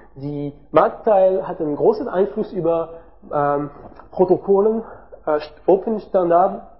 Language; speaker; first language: German; non-native, learner; French